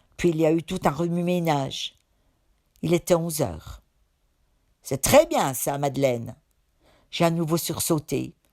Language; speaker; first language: French; native; French